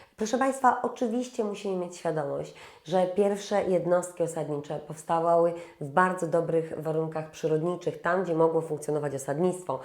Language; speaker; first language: Polish; native; Polish